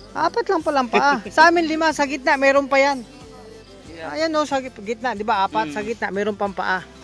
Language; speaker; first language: Filipino; non-native, local second language; Bikol